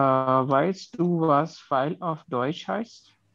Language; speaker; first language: German; non-native, learner; Urdu